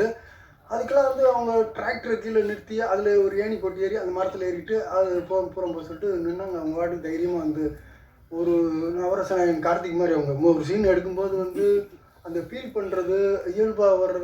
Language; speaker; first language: Tamil; native; Tamil